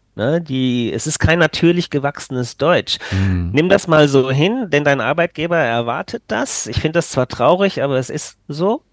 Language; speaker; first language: German; native; German